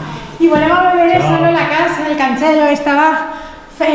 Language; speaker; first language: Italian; non-native, learner; Spanish